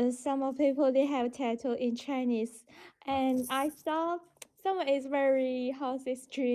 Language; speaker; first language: English; non-native, learner; Chinese